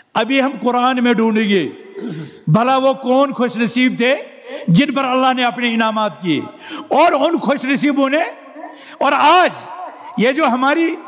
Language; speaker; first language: Urdu; non-native, local second language; Kashmiri